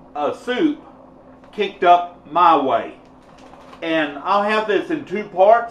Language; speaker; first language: English; native; English